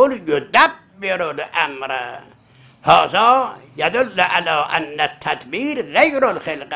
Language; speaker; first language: Arabic; non-native, fluent; Azerbaijani